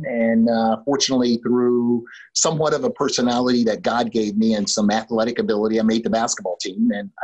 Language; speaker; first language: English; native; English